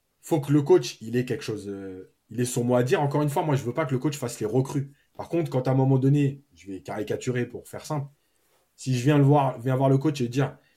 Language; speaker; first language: French; native; French